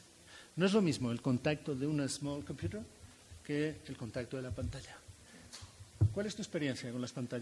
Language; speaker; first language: Spanish; native; Spanish